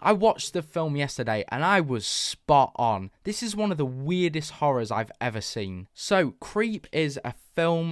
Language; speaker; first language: English; native; English